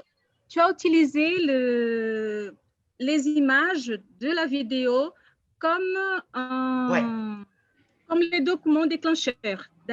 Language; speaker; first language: French; non-native, fluent; Portuguese